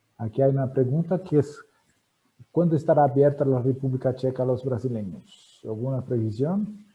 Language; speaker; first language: Spanish; non-native, fluent; Portuguese